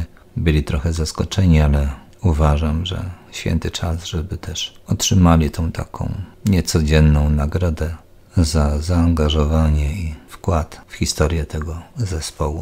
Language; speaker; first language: Polish; native; Polish